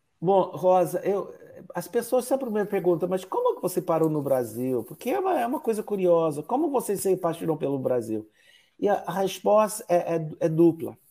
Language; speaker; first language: Portuguese; non-native, fluent; English